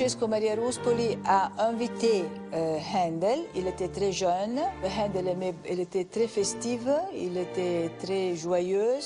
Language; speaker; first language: French; non-native, fluent; Italian